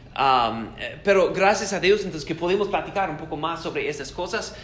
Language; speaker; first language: Spanish; non-native, fluent; English